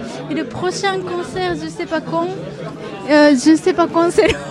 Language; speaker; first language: French; non-native, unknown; Japanese